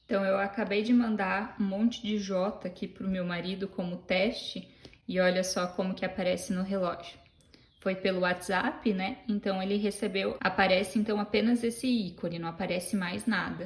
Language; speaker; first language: Portuguese; native; Portuguese